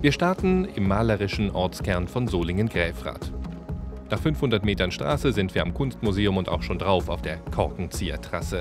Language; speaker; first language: German; native; German